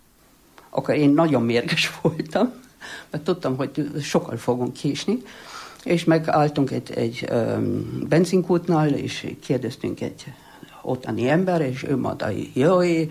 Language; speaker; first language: Hungarian; non-native, fluent; German